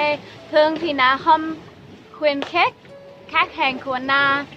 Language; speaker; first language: Vietnamese; non-native, fluent; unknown